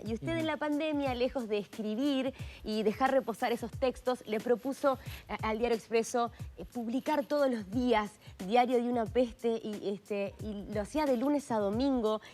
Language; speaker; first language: Spanish; native; Spanish